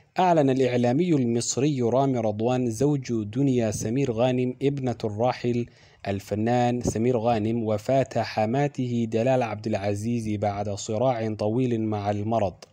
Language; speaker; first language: Arabic; non-native, local second language; Somali